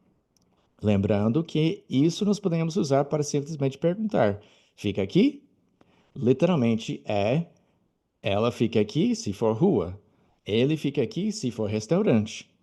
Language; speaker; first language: Portuguese; non-native, fluent; English